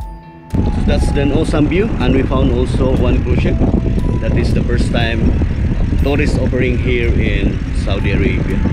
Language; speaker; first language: English; non-native, local second language; Filipino